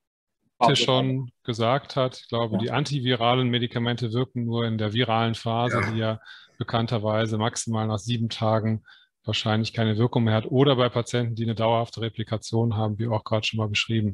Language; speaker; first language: German; native; German